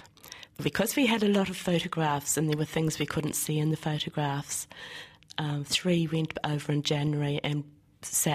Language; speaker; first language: English; native; English